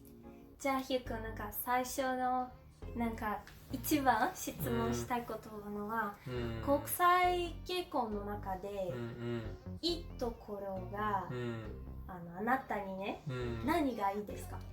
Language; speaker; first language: Japanese; non-native, learner; Portuguese